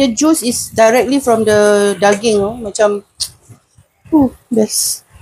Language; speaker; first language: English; non-native, local second language; Malay